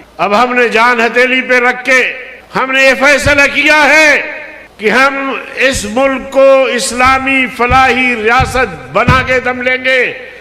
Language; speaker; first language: Urdu; non-native, local second language; Brahui